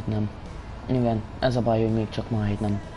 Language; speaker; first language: Hungarian; native; Hungarian